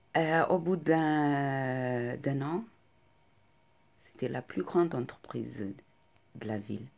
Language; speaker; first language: French; non-native, fluent; Portuguese